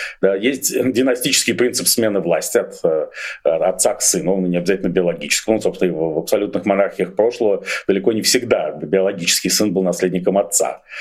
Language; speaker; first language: Russian; native; Russian